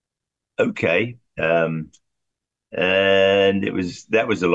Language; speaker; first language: English; native; English